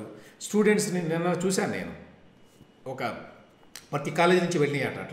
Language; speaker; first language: Telugu; native; Telugu